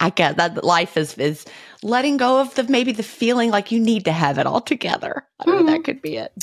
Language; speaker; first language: English; native; English